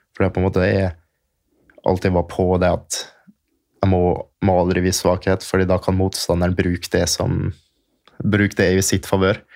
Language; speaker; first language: Norwegian; early bilingual, other home language; German